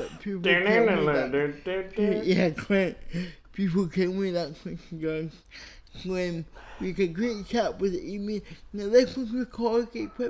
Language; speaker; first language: English; native; English